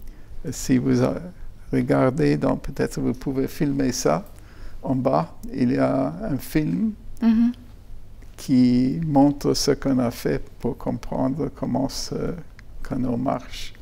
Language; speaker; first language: French; non-native, fluent; German